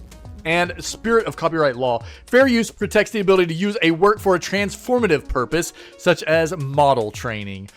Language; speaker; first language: English; native; English